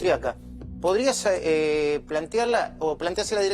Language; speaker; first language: Spanish; native; Spanish